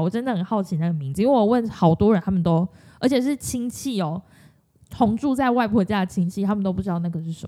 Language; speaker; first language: Chinese; native; Chinese